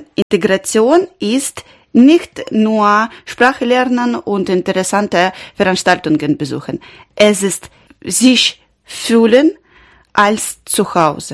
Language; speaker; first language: German; non-native, learner; Ukrainian